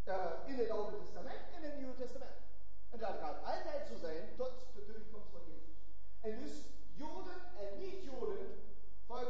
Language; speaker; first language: Dutch; non-native, fluent; German